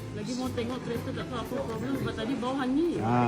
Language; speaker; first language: Malay; native; Malay